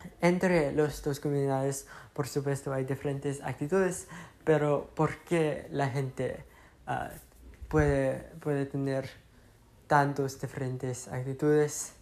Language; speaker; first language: Spanish; non-native, learner; English